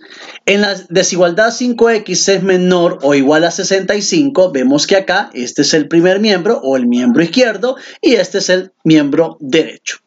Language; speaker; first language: Spanish; native; Spanish